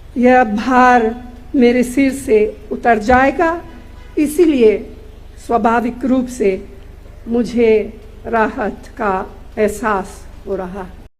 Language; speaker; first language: Hindi; non-native, fluent; Italian